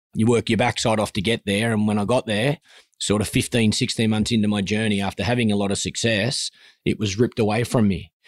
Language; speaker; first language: English; native; English